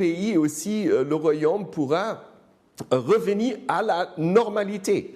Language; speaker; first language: French; non-native, fluent; German